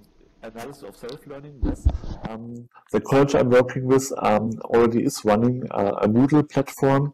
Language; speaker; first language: English; non-native, fluent; German